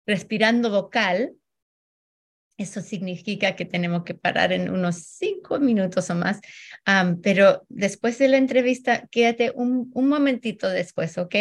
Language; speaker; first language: Spanish; early bilingual, heritage; Spanish